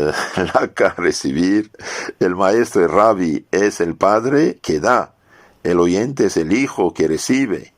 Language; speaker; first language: Spanish; non-native, fluent; French